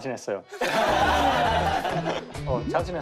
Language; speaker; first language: Korean; non-native, fluent; Finnish